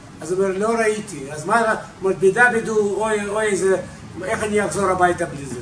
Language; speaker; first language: Hebrew; non-native, fluent; Russian